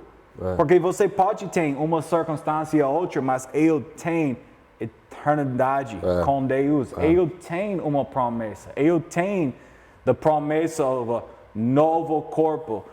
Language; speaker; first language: Portuguese; non-native, learner; English